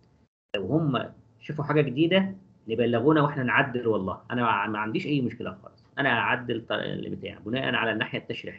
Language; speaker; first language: Arabic; native; Arabic